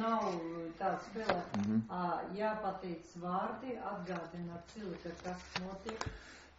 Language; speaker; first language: Latvian; non-native, local second language; Russian